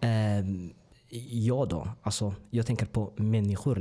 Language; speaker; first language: Swedish; non-native, fluent; Tigrinya